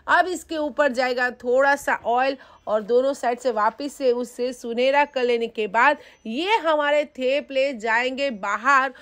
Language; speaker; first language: Hindi; non-native, local second language; Gujarati